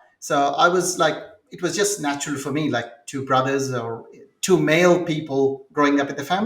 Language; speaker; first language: English; non-native, local second language; Telugu